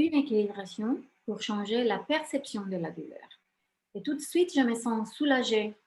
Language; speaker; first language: French; non-native, fluent; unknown